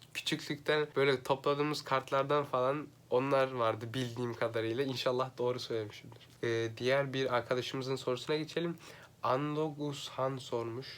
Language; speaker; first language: Turkish; native; Turkish